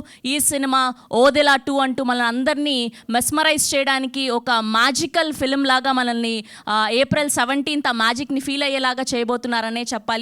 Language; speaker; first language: Telugu; native; Telugu